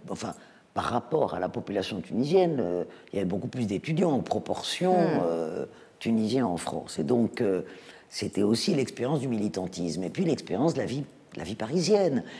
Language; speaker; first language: French; native; French